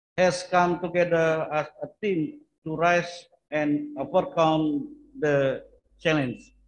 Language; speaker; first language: English; non-native, fluent; Indonesian